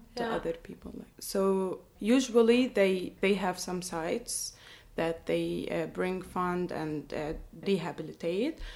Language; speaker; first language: English; non-native, fluent; Arabic